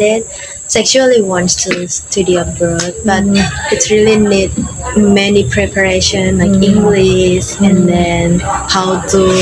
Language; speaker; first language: English; non-native, learner; Indonesian